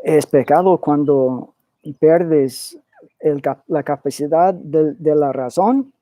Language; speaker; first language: Spanish; early bilingual, other home language; English